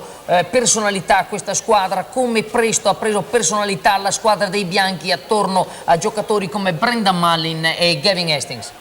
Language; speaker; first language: Italian; native; Italian